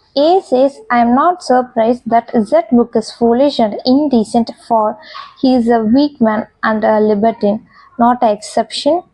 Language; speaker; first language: English; non-native, local second language; Tamil